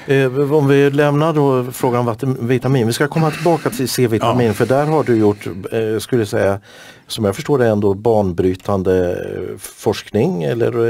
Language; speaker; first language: Swedish; native; Swedish